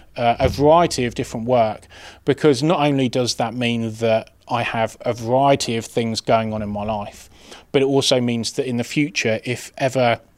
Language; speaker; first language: English; native; English